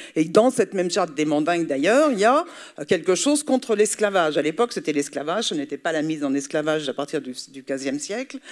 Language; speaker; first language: French; native; French